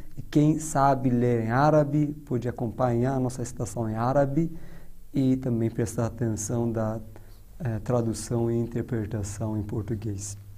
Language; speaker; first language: Portuguese; non-native, fluent; Persian